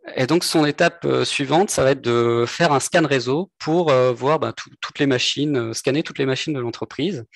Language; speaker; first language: French; native; French